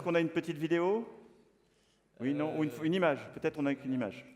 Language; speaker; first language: French; native; French